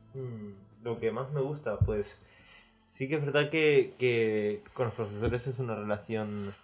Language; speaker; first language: Spanish; native; Spanish